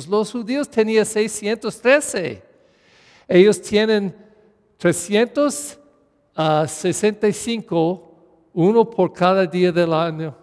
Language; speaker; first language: Spanish; non-native, fluent; English